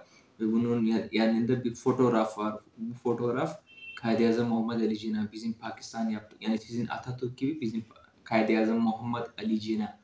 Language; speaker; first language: Turkish; non-native, fluent; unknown